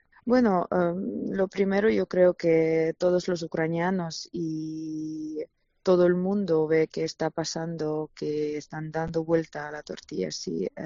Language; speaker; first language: Spanish; non-native, fluent; Ukrainian